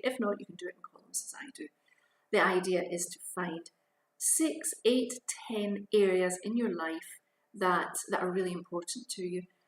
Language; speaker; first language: English; native; English